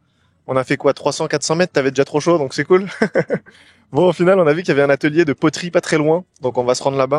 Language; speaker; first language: French; native; French